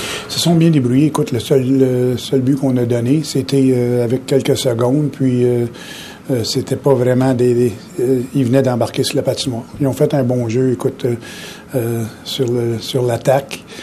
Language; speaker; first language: French; native; French